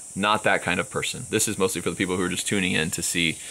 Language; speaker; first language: English; native; English